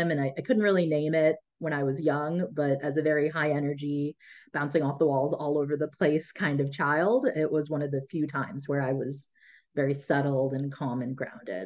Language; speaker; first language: English; early bilingual, other home language; Tamil